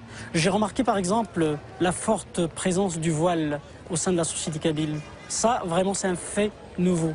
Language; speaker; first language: French; non-native, local second language; Kabyle